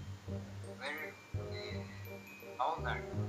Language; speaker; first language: English; non-native, learner; Turkish